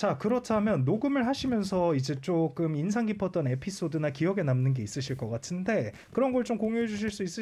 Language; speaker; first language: Korean; native; Korean